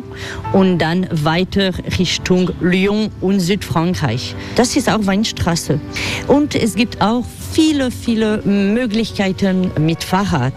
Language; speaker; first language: German; non-native, fluent; French